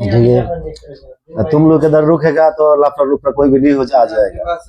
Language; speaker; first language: Hindi; non-native, learner; Bangla